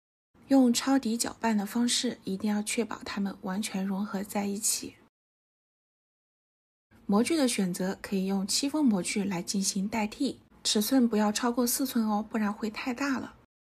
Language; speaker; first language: Chinese; native; Chinese